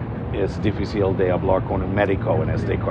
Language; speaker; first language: Spanish; non-native, learner; English